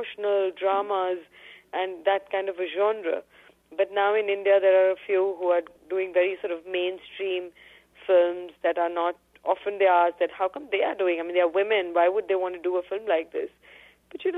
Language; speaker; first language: English; non-native, local second language; Hindi